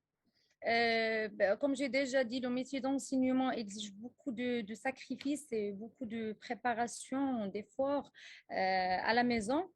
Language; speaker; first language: French; non-native, local second language; Arabic